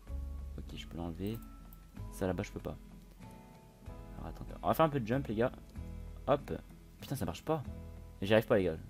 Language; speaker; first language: French; native; French